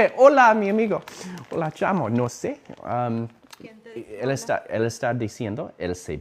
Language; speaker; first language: Spanish; non-native, learner; English